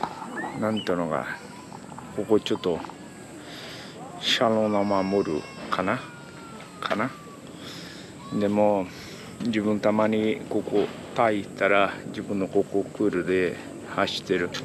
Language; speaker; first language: Japanese; non-native, learner; Portuguese